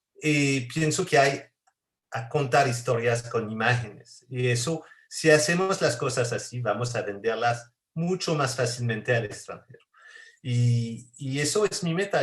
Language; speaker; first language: Spanish; non-native, fluent; French